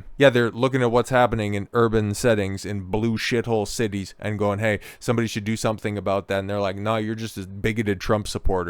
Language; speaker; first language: English; native; English